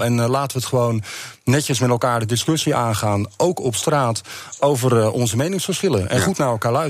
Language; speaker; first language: Dutch; native; Dutch